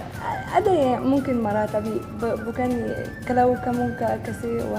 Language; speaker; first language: Indonesian; non-native, fluent; Arabic